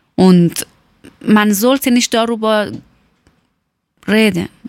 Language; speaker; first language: German; non-native, learner; Persian